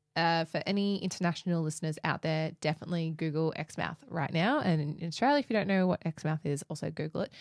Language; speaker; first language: English; native; English